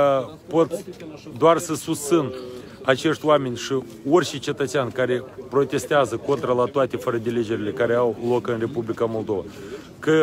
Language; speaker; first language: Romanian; non-native, local second language; Russian